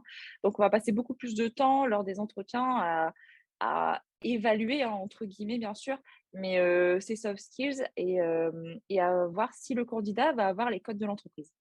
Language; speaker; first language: French; native; French